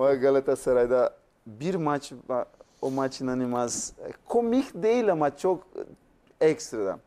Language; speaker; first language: Turkish; non-native, learner; Portuguese